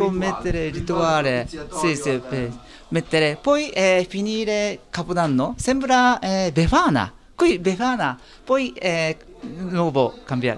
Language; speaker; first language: Italian; non-native, learner; Japanese